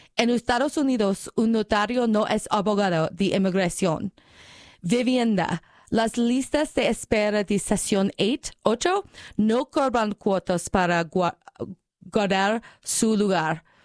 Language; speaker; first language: Spanish; non-native, learner; English